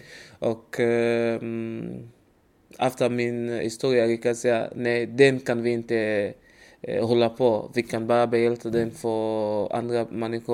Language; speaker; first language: Swedish; non-native, learner; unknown